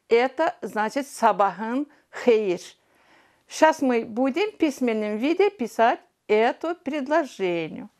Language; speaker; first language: Russian; non-native, fluent; Azerbaijani